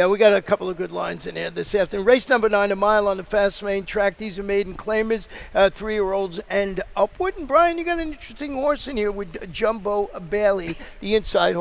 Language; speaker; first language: English; native; English